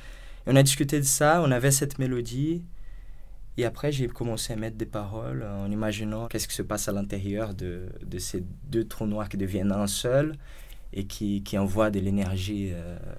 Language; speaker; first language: French; non-native, fluent; Portuguese